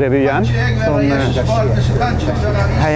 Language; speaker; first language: Norwegian; native; Norwegian